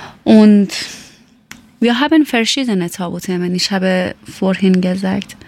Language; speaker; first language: German; non-native, learner; Persian